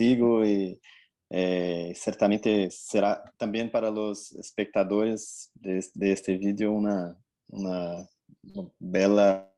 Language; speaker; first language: Spanish; non-native, fluent; Portuguese